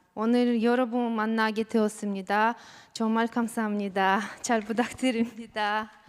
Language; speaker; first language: Korean; non-native, learner; Russian